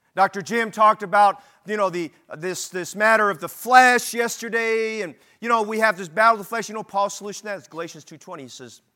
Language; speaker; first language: English; native; English